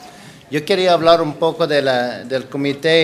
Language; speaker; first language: Spanish; non-native, learner; English